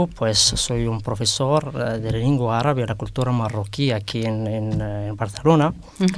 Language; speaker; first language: Spanish; non-native, fluent; Arabic